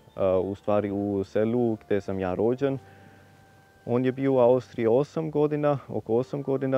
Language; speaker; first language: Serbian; non-native, fluent; German